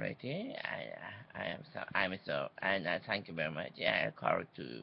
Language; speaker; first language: English; non-native, learner; Japanese